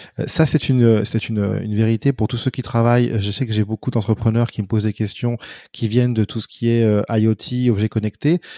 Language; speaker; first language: French; native; French